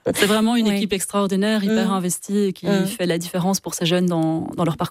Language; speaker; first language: French; native; French